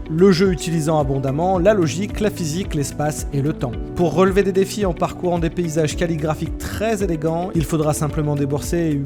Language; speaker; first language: French; native; French